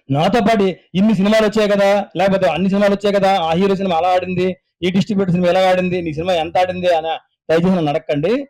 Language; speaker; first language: Telugu; native; Telugu